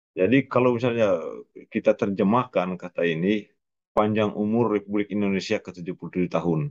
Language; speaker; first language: Indonesian; non-native, local second language; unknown